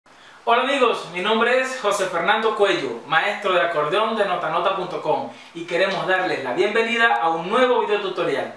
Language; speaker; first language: Spanish; native; Spanish